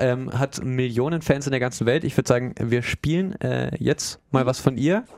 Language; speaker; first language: German; native; German